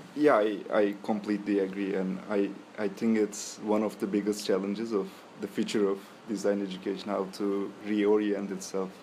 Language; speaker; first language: English; non-native, fluent; Turkish